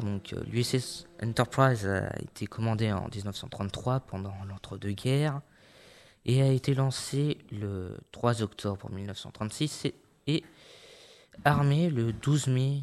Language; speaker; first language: French; native; French